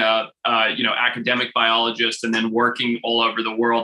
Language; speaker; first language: English; native; English